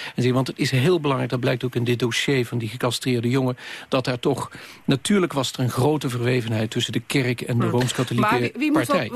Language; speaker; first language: Dutch; native; Dutch